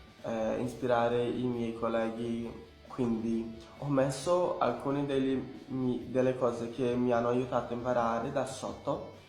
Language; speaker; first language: Italian; non-native, learner; Portuguese